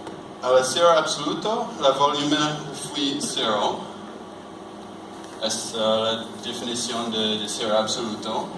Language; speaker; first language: Spanish; non-native, learner; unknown